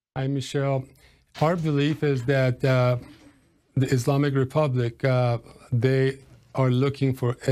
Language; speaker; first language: English; non-native, fluent; Persian